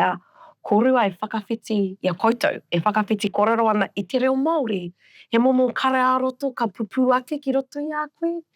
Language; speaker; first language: Māori; non-native, local second language; English